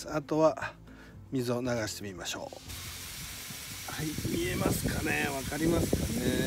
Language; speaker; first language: Japanese; native; Japanese